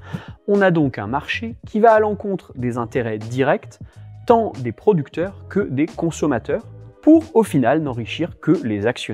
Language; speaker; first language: French; native; French